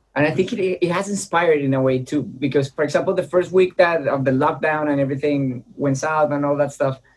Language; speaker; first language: English; non-native, fluent; Spanish